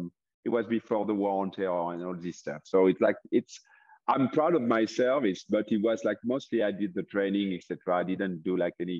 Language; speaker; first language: English; non-native, fluent; French